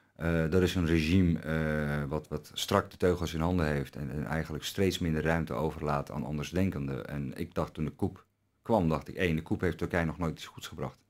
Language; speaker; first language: Dutch; early bilingual, other home language; Turkish